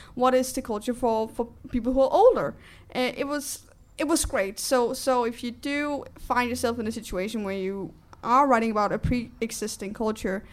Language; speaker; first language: English; non-native, fluent; Danish